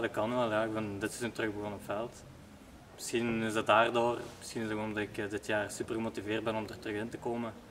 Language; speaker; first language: Dutch; native; Dutch